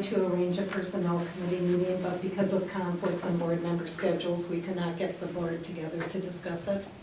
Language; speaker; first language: English; native; English